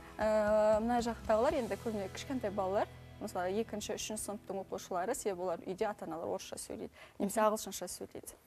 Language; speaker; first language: Kazakh; non-native, local second language; Uzbek